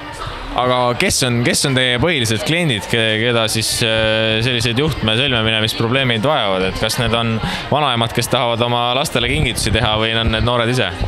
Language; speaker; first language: Estonian; native; Estonian